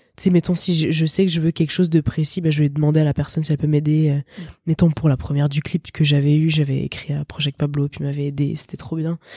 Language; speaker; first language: French; native; French